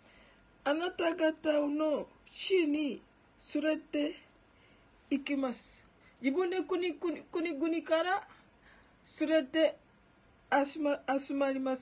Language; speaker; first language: Japanese; non-native, learner; Ganda